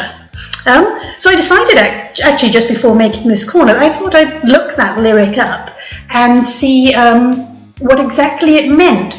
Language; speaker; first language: English; native; English